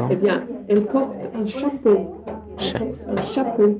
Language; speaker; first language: French; non-native, fluent; English